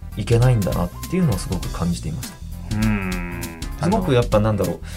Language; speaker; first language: Japanese; native; Japanese